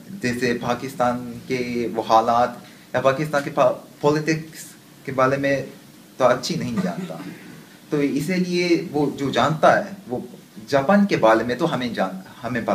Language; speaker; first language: Hindi; non-native, learner; Japanese